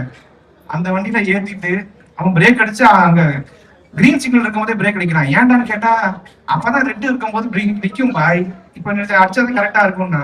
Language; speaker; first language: Tamil; native; Tamil